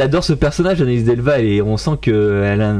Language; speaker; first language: French; native; French